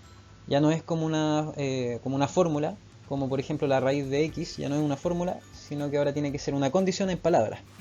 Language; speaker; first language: Spanish; native; Spanish